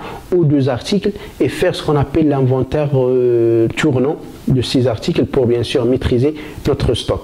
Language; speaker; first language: French; non-native, local second language; Arabic